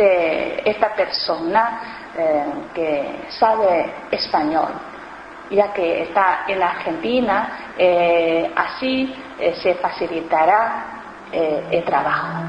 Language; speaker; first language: Spanish; non-native, fluent; Chinese